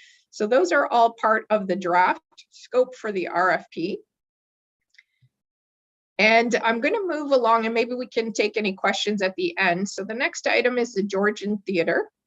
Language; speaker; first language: English; native; English